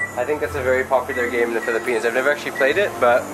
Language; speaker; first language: English; native; English